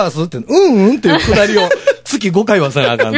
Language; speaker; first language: Japanese; native; Japanese